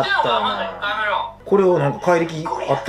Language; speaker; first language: Japanese; native; Japanese